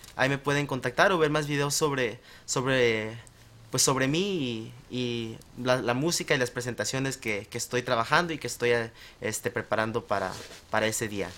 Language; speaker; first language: Spanish; native; Spanish